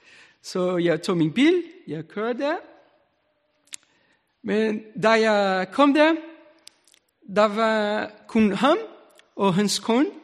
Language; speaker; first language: Danish; non-native, learner; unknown